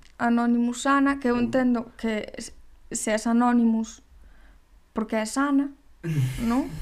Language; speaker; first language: Galician; non-native, local second language; Spanish